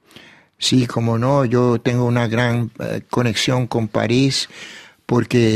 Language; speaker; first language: Spanish; early bilingual, heritage; Spanish